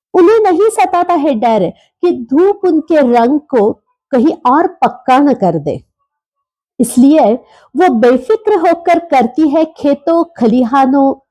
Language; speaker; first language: Hindi; non-native, local second language; Marathi